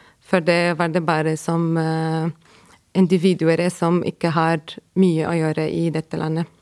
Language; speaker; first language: Norwegian; non-native, fluent; Arabic